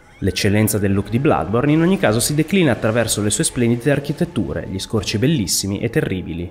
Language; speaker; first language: Italian; native; Italian